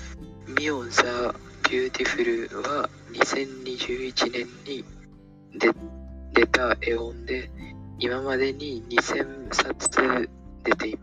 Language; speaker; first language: Japanese; non-native, fluent; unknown